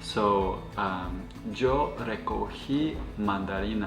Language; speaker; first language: Spanish; non-native, fluent; English